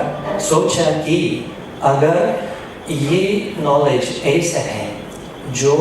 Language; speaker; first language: Hindi; non-native, fluent; Russian